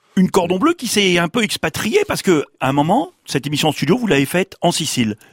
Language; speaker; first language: French; native; French